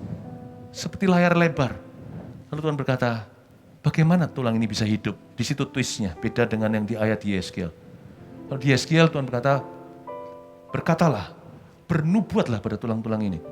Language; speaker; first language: Indonesian; native; Indonesian